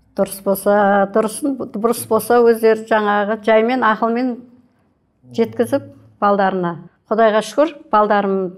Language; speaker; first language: Kazakh; native; Kazakh